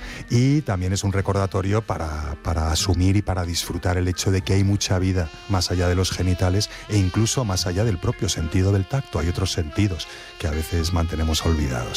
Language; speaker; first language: Spanish; native; Spanish